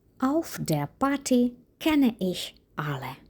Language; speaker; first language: German; non-native, fluent; Ukrainian